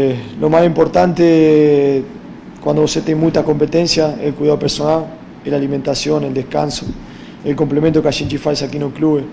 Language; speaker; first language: Portuguese; non-native, fluent; Spanish